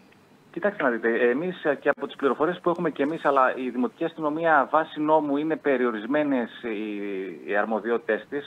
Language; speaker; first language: Greek; native; Greek